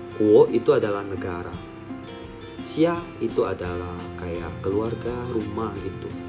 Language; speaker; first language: Indonesian; native; Indonesian